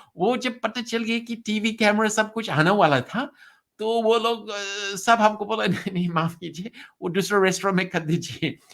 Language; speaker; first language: Hindi; non-native, learner; English